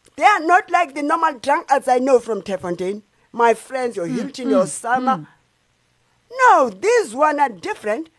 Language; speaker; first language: English; non-native, local second language; Xhosa